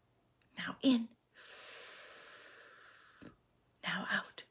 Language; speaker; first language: English; native; English